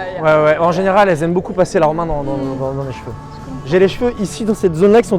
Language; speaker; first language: French; native; French